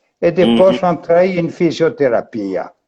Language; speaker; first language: Portuguese; non-native, fluent; French